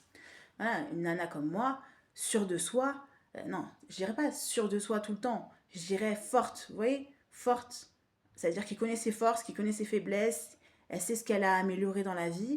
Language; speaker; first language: French; native; French